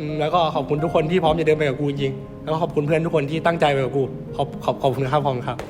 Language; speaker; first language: Thai; native; Thai